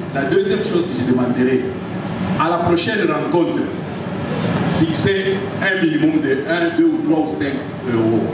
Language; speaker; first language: French; non-native, local second language; Lingala